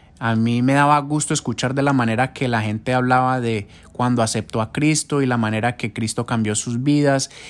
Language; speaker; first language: Spanish; early bilingual, heritage; Spanish